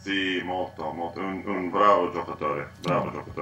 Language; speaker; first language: Italian; non-native, learner; English